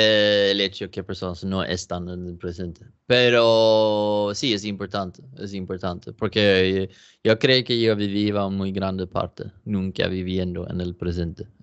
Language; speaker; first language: Spanish; non-native, learner; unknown